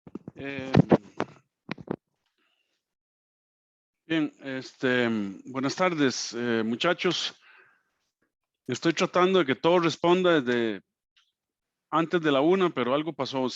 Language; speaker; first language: Spanish; native; Spanish